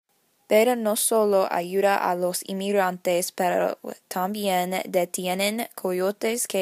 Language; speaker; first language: Spanish; non-native, learner; English